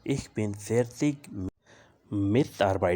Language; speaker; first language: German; non-native, learner; Urdu